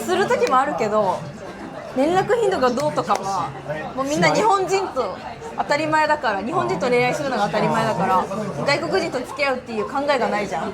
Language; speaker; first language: Japanese; native; Japanese